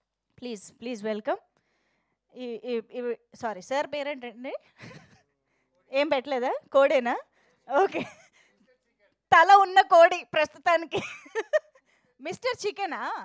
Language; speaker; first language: Telugu; native; Telugu